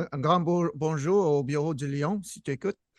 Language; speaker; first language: French; non-native, fluent; English